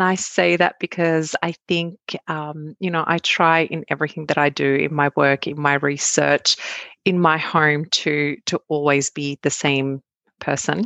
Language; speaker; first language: English; non-native, fluent; Arabic